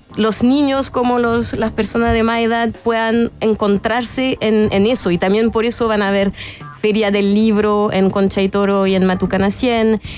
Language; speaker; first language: Spanish; non-native, fluent; French